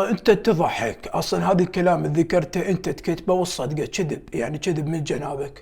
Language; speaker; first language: Arabic; native; Arabic